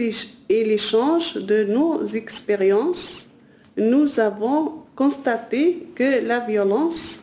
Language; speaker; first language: French; non-native, learner; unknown